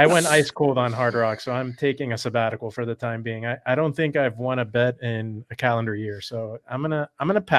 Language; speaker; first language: English; native; English